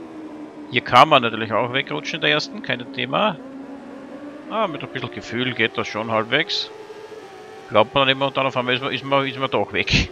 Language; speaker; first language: German; native; German